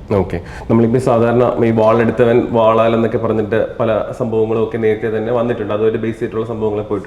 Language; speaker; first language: Malayalam; native; Malayalam